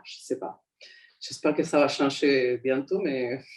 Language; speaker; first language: French; non-native, fluent; Spanish